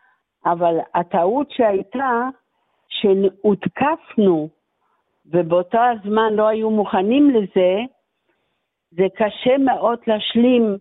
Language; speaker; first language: Hebrew; non-native, fluent; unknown